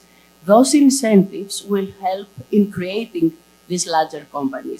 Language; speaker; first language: English; non-native, fluent; Greek